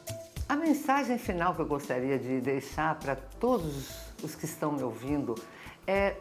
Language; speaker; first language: Portuguese; native; Portuguese